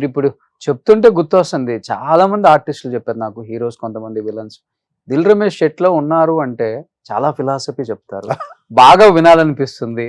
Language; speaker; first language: Telugu; native; Telugu